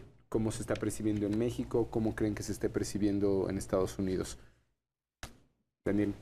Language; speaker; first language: Spanish; native; Spanish